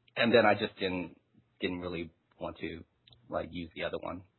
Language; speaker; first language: English; early bilingual, other home language; Chinese